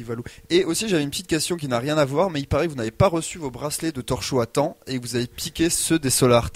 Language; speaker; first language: French; native; French